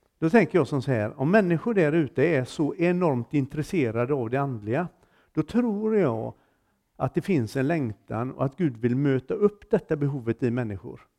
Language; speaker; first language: Swedish; native; Swedish